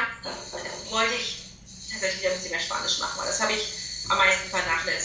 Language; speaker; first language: German; native; German